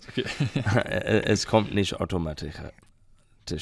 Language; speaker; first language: German; non-native, learner; English